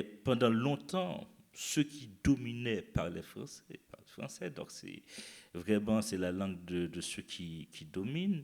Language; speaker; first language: French; non-native, local second language; Haitian Creole